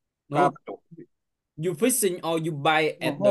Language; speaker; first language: English; non-native, learner; Vietnamese